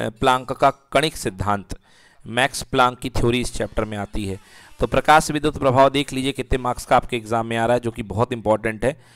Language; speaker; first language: Hindi; native; Hindi